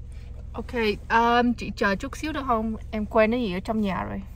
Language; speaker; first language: Vietnamese; early bilingual, heritage; Vietnamese